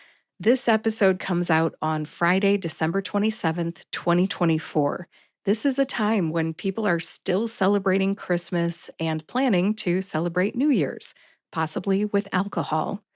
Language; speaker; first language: English; native; English